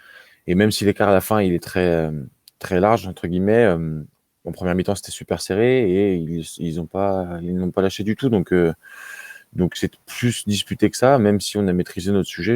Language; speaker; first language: French; native; French